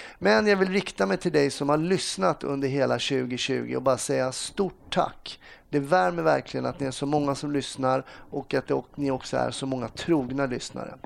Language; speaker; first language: Swedish; native; Swedish